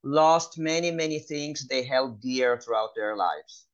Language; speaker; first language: English; non-native, fluent; Hebrew